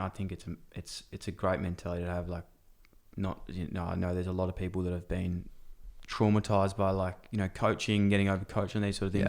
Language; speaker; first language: English; native; English